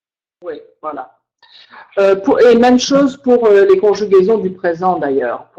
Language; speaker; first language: French; native; French